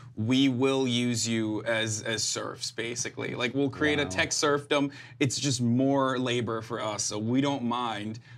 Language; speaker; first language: English; non-native, fluent; Turkish